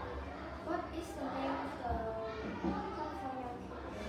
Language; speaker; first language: English; non-native, learner; Vietnamese